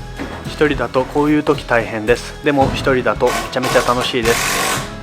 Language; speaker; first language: Japanese; native; Japanese